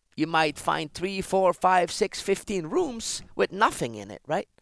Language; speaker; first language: English; non-native, fluent; Dutch